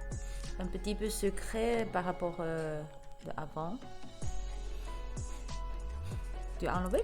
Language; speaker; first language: French; non-native, learner; Chinese